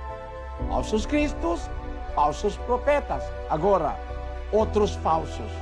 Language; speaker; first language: Portuguese; non-native, local second language; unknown